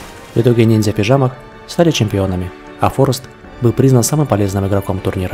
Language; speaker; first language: Russian; native; Russian